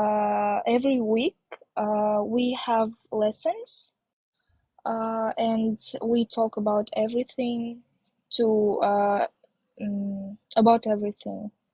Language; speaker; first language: English; non-native, learner; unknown